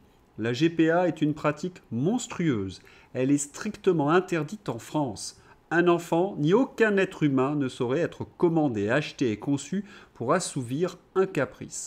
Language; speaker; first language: French; native; French